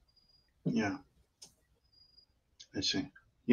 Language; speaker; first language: English; non-native, learner; Spanish